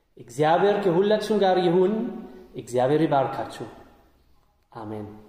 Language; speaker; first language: Amharic; non-native, learner; German